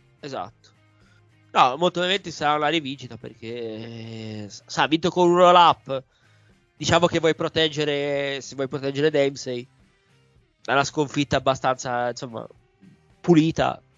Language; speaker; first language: Italian; native; Italian